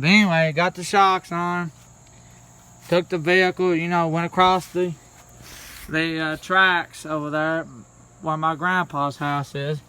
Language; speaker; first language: English; native; English